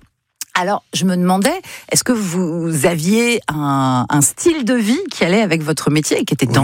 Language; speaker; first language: French; native; French